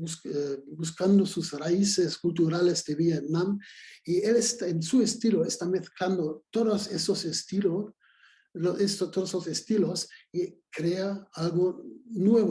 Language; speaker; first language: Spanish; non-native, fluent; German